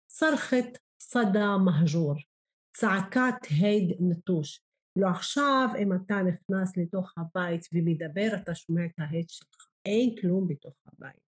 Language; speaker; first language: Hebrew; non-native, local second language; Arabic